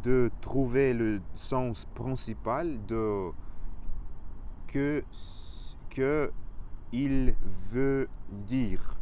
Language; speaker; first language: French; non-native, learner; Russian